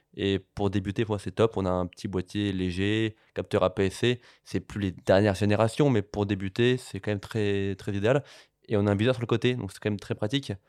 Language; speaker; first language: French; native; French